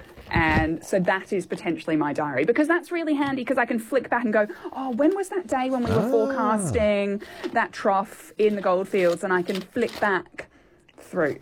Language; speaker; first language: English; native; English